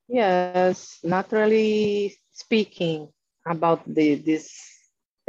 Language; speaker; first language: English; non-native, learner; Portuguese